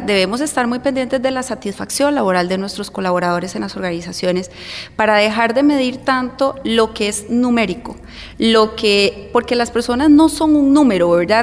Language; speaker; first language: Spanish; native; Spanish